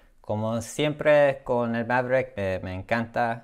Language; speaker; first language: Spanish; non-native, learner; English